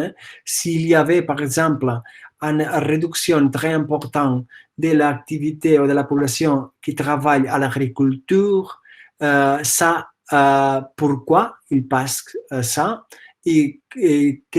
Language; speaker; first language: French; non-native, fluent; Catalan